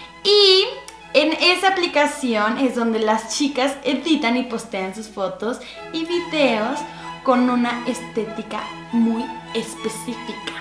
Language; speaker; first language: Spanish; native; Spanish